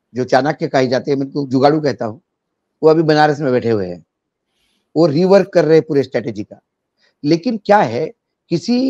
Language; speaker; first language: Hindi; non-native, local second language; Marathi